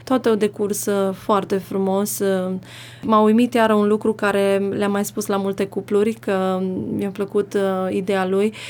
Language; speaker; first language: Romanian; native; Romanian